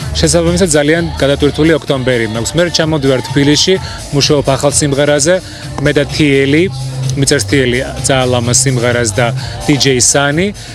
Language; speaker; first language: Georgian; early bilingual, heritage; Georgian